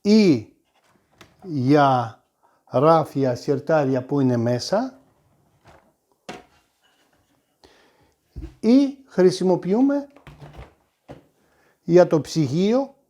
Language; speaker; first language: Greek; non-native, fluent; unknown